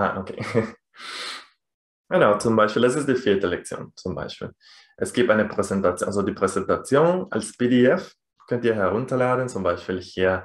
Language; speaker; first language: German; non-native, fluent; Spanish